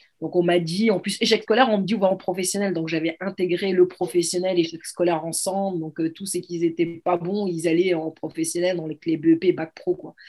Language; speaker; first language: French; early bilingual, other home language; Arabic